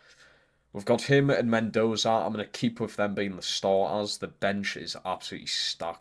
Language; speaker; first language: English; native; English